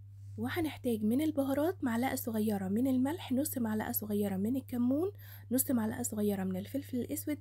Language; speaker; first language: Arabic; native; Arabic